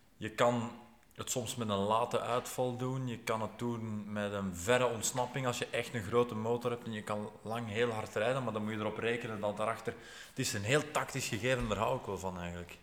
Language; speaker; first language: Dutch; native; Dutch